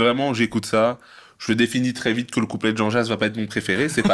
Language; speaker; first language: French; native; French